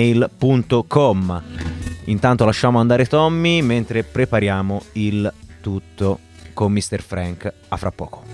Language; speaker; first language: Italian; native; Italian